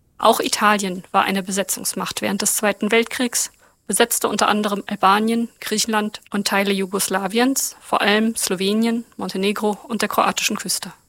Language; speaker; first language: German; native; German